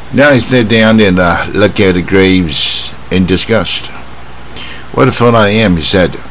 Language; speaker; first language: English; non-native, fluent; Chinese